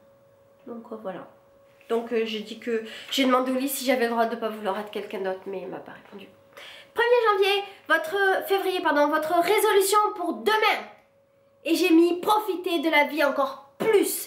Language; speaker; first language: French; native; French